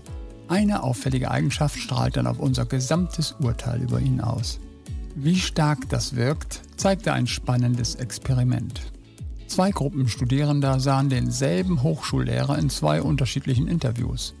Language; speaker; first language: German; native; German